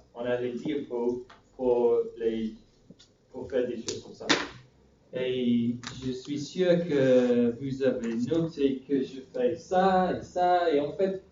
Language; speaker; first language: French; non-native, fluent; English